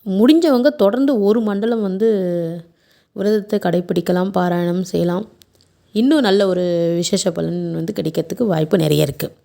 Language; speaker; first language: Tamil; non-native, local second language; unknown